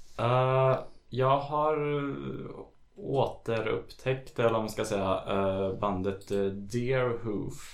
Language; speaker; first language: Swedish; native; Swedish